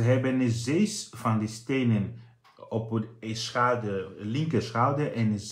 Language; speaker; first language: Dutch; non-native, fluent; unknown